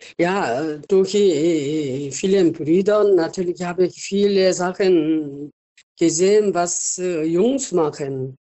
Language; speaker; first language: German; non-native, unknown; Korean